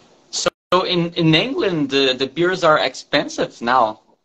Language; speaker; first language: English; non-native, fluent; Portuguese